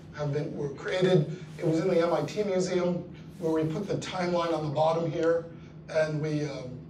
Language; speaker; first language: English; native; English